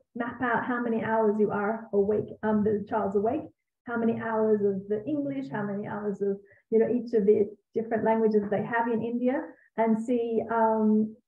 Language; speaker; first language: English; native; English